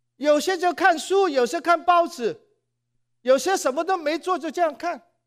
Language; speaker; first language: Chinese; non-native, local second language; Cantonese